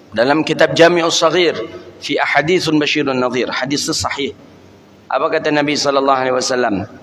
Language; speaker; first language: Malay; non-native, local second language; Minangkabau